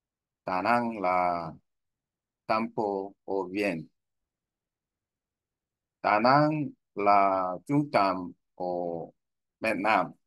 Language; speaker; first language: Vietnamese; non-native, learner; Korean